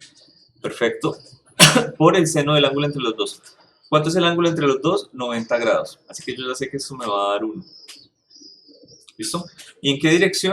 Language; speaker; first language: Spanish; native; Spanish